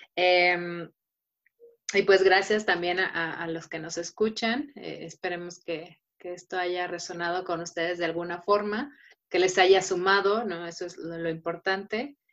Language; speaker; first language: Spanish; native; Spanish